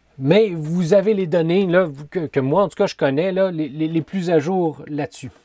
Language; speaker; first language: French; native; French